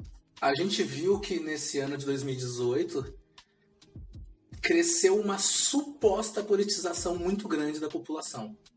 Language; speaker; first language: Portuguese; native; Portuguese